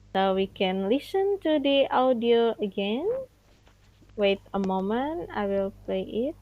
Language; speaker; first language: English; non-native, fluent; Indonesian